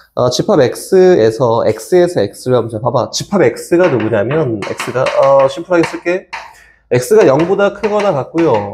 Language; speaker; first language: Korean; native; Korean